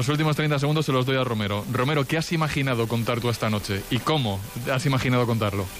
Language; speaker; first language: Spanish; native; Spanish